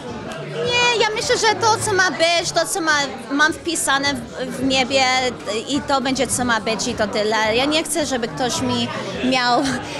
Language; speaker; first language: Polish; early bilingual, heritage; Polish